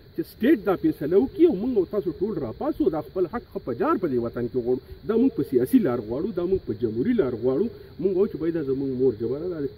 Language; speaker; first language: Pashto; native; Pashto